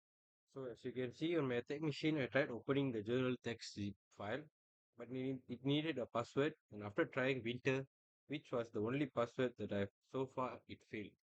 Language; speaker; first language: English; non-native, local second language; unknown